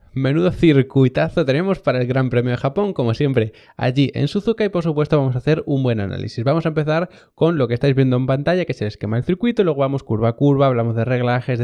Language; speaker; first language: Spanish; native; Spanish